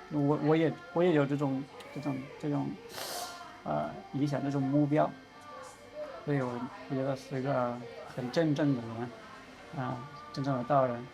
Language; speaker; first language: Chinese; non-native, learner; Spanish